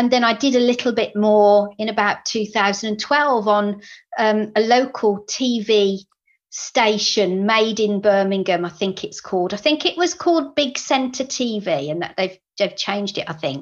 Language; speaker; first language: English; native; English